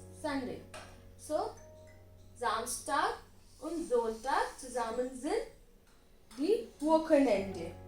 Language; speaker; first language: German; non-native, learner; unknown